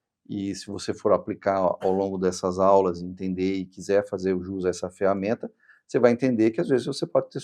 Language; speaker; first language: Portuguese; native; Portuguese